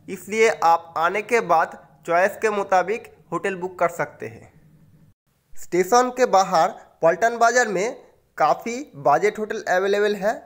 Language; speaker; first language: Hindi; non-native, local second language; Bangla